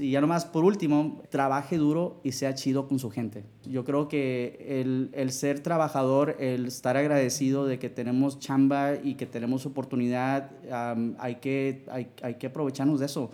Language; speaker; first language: Spanish; early bilingual, heritage; Spanish